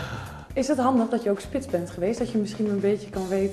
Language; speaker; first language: Dutch; native; Dutch